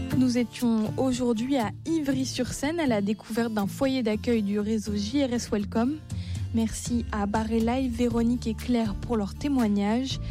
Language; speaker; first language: French; native; French